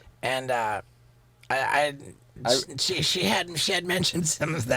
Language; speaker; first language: English; native; English